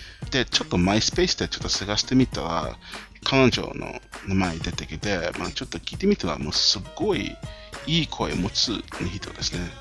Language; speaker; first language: Japanese; non-native, fluent; English